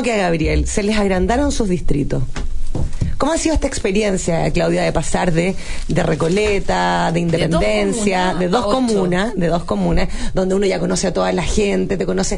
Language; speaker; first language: Spanish; native; Spanish